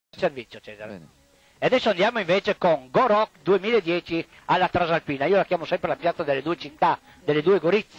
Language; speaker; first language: Italian; native; Italian